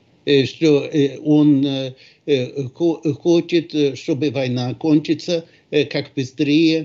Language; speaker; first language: Russian; non-native, fluent; Swedish